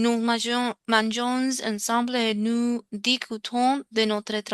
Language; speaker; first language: French; non-native, learner; Spanish